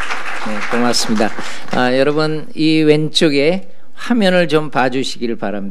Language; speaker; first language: Korean; native; Korean